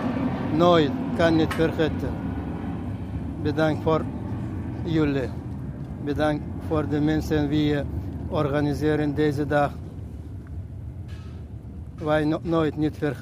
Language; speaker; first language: Dutch; non-native, learner; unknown